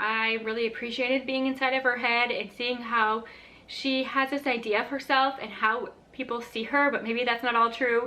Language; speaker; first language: English; native; English